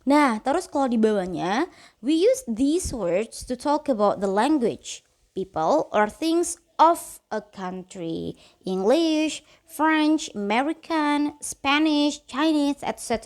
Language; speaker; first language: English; non-native, fluent; Indonesian